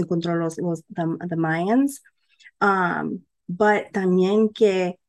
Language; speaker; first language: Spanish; early bilingual, heritage; Spanish